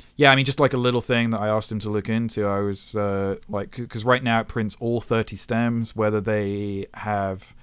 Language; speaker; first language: English; native; English